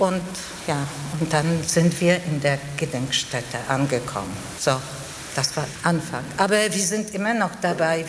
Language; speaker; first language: German; non-native, fluent; Polish